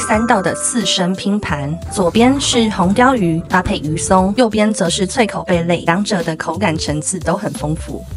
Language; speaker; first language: Chinese; native; Chinese